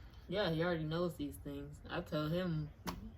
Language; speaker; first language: English; native; English